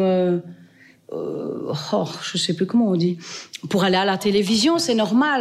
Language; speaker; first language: French; native; French